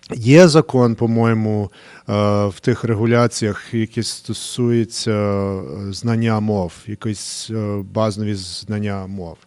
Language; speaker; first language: Ukrainian; early bilingual, heritage; Ukrainian